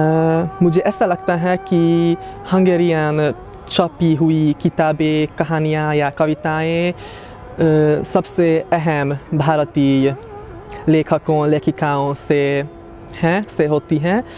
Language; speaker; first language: Hindi; non-native, fluent; Hungarian